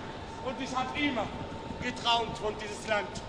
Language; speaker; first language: German; non-native, learner; Arabic